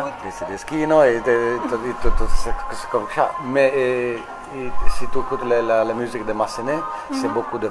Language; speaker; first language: French; non-native, fluent; Italian